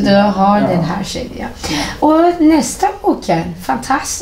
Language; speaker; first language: Swedish; non-native, fluent; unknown